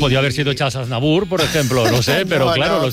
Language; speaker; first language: Spanish; native; Spanish